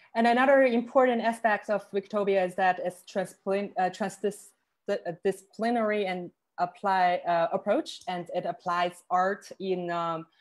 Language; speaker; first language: English; non-native, fluent; Chinese